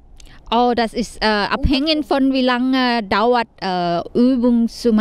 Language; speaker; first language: German; non-native, learner; Thai